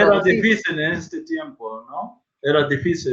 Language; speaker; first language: Spanish; non-native, fluent; Arabic